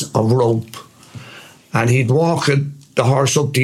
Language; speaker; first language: English; native; English